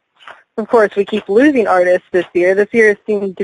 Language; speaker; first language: English; native; English